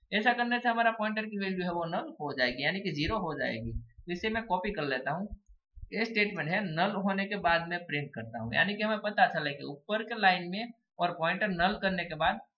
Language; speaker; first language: Hindi; non-native, local second language; Gujarati